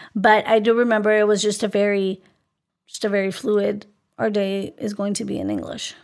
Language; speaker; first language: English; early bilingual, other home language; Spanish